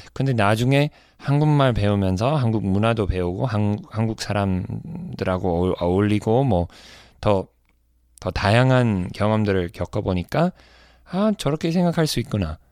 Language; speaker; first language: Korean; non-native, fluent; English